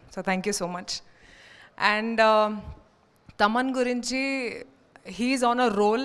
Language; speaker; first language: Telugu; non-native, learner; Hindi